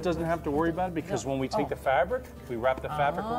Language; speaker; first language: English; native; English